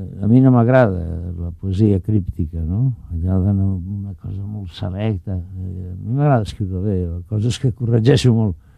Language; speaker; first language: Catalan; non-native, local second language; Spanish